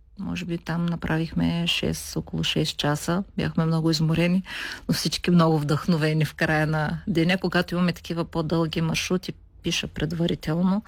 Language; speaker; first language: Bulgarian; native; Bulgarian